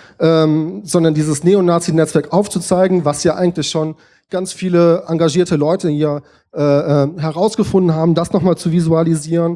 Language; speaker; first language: German; native; German